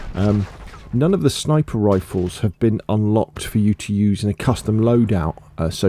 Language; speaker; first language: English; native; English